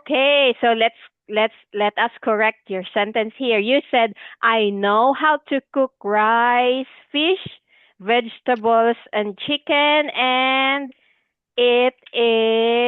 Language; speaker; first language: English; non-native, fluent; Filipino